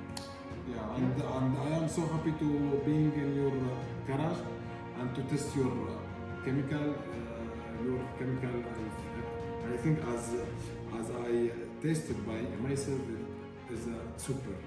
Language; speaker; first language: English; non-native, learner; Arabic